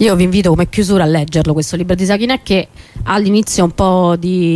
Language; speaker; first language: Italian; native; Italian